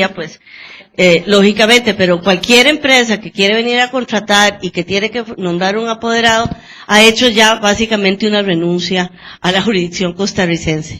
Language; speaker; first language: Spanish; native; Spanish